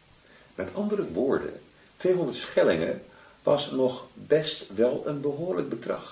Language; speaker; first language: Dutch; native; Dutch